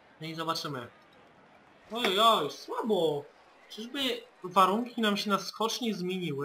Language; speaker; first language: Polish; native; Polish